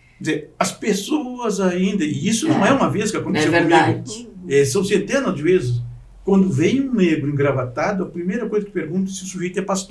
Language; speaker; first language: Portuguese; native; Portuguese